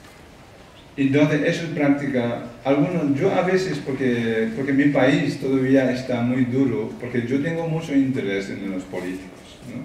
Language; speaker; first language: Spanish; non-native, learner; Tibetan